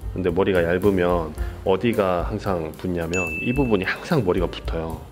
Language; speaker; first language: Korean; native; Korean